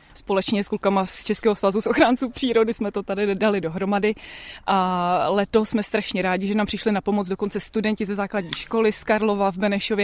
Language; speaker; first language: Czech; native; Czech